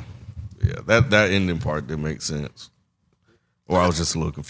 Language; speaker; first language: English; native; English